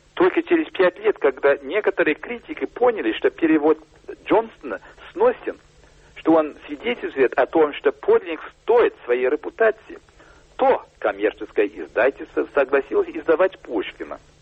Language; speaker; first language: Russian; non-native, fluent; English